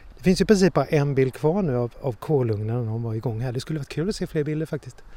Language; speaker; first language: Swedish; native; Swedish